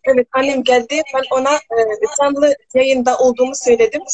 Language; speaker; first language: Turkish; non-native, learner; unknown